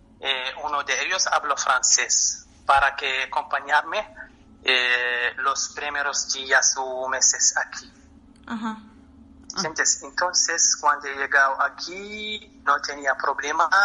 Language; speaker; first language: Spanish; non-native, learner; Arabic